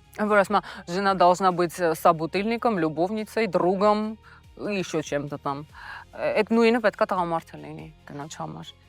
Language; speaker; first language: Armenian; native; Armenian